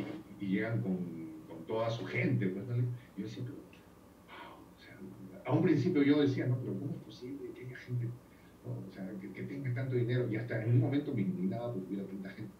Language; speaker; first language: Spanish; native; Spanish